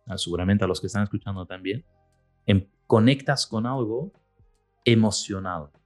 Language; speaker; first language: Spanish; non-native, fluent; Dutch